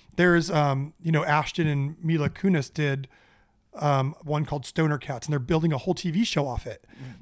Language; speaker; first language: English; native; English